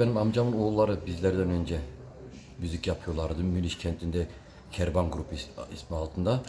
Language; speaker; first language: Turkish; early bilingual, heritage; Turkish